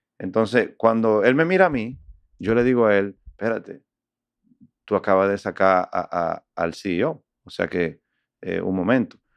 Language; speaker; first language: Spanish; native; Spanish